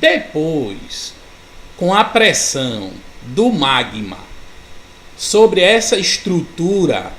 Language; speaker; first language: Portuguese; native; Portuguese